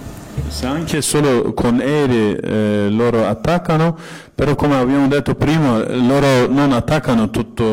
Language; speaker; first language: Italian; non-native, fluent; Kurdish